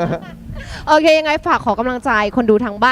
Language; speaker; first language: Thai; native; Thai